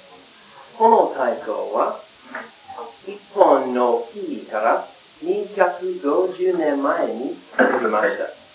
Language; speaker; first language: Japanese; non-native, learner; English